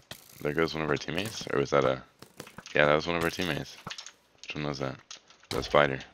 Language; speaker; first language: English; native; English